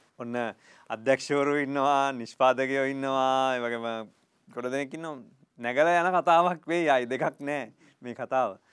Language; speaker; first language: Sinhala; native; Sinhala